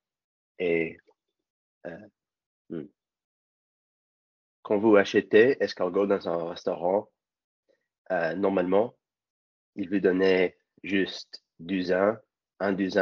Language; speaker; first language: French; non-native, learner; English